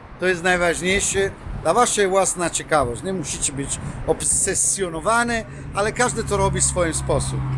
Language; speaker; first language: Polish; non-native, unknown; Italian